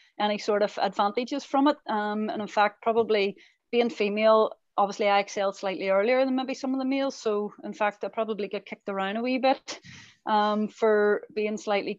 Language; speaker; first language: English; native; English